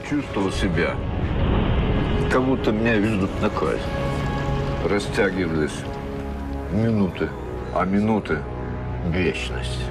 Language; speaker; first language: Russian; native; Russian